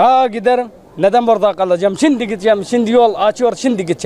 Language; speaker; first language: Turkish; non-native, learner; Arabic